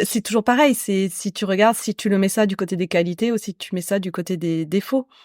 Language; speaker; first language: French; native; French